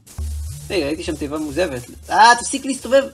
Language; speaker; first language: Hebrew; native; Hebrew